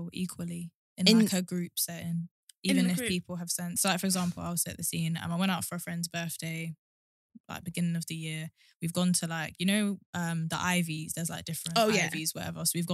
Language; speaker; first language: English; native; English